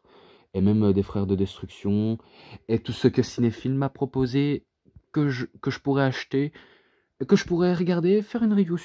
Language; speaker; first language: French; native; French